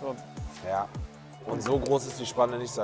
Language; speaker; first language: German; native; German